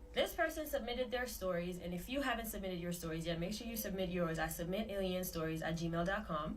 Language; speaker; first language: English; early bilingual, other home language; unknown